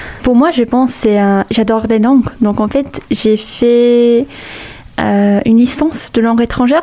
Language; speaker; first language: French; non-native, fluent; English